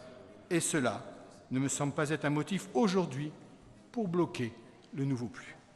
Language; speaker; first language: French; native; French